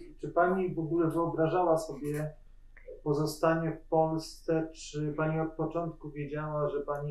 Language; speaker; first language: Polish; native; Polish